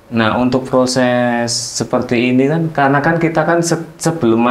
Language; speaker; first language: Indonesian; native; Indonesian